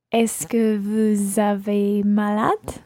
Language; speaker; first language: French; non-native, learner; English